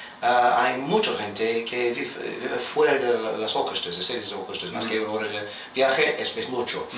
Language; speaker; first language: Spanish; non-native, fluent; English